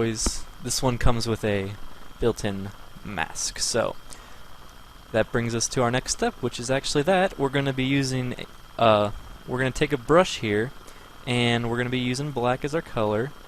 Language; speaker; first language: English; native; English